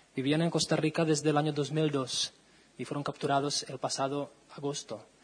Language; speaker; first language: Spanish; non-native, fluent; Czech